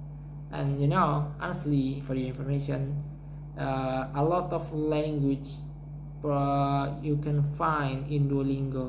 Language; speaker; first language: English; non-native, learner; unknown